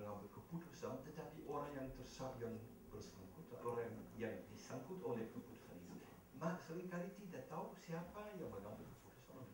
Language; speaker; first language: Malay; non-native, fluent; Dutch